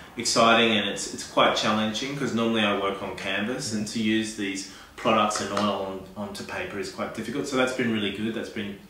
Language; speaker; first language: English; native; English